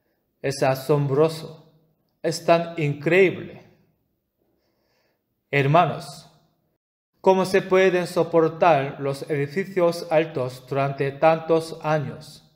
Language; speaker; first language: Spanish; non-native, fluent; Korean